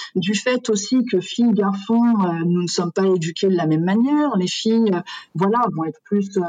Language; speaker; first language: French; native; French